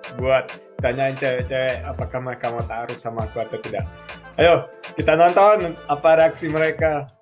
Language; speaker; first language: Indonesian; early bilingual, heritage; German